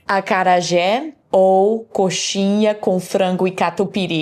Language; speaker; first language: Portuguese; non-native, learner; English